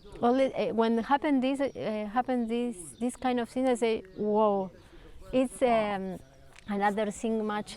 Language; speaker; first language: English; non-native, learner; Spanish